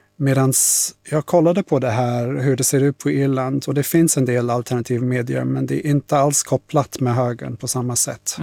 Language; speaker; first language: Swedish; non-native, fluent; English